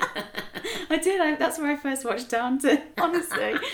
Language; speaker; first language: English; native; English